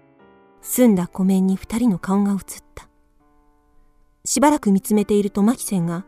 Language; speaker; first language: Japanese; native; Japanese